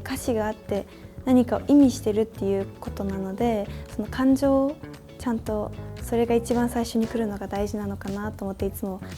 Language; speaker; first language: Japanese; early bilingual, heritage; Japanese